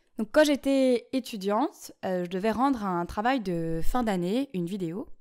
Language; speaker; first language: French; native; French